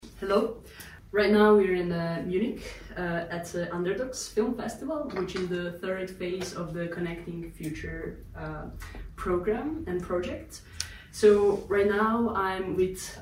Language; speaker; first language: English; non-native, fluent; Serbian